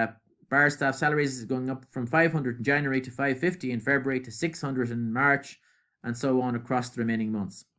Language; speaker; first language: English; native; English